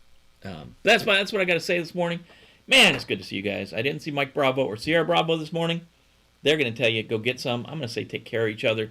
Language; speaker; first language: English; native; English